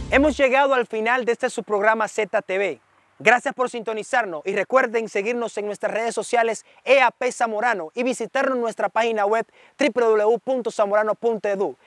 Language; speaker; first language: Spanish; native; Spanish